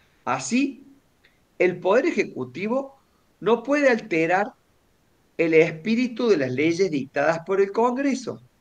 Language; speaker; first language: Spanish; native; Spanish